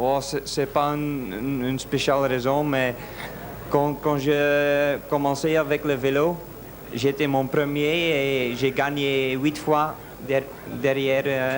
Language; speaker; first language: French; non-native, local second language; Dutch